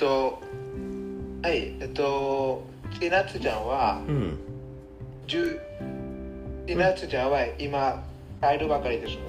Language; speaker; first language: Japanese; non-native, learner; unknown